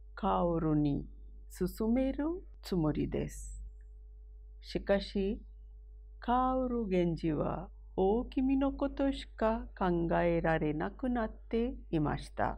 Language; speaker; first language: Japanese; non-native, fluent; Hindi